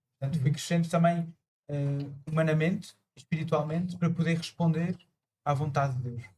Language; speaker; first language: Portuguese; early bilingual, other home language; Spanish